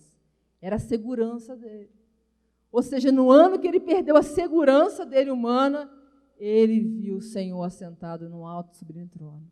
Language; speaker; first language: Portuguese; native; Portuguese